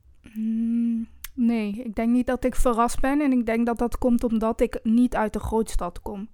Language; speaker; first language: Dutch; early bilingual, other home language; Kinyarwanda